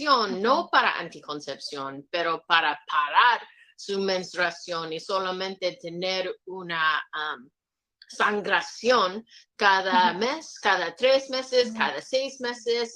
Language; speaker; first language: Spanish; non-native, learner; English